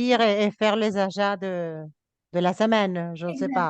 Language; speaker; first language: French; non-native, fluent; Spanish